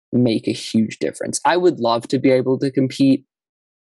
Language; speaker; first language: English; native; English